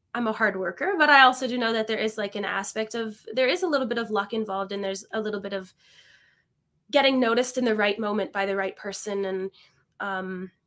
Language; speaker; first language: English; native; English